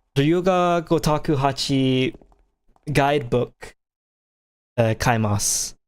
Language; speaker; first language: Japanese; non-native, learner; English